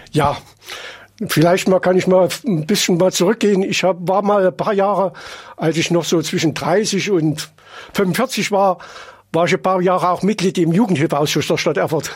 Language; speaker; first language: German; native; German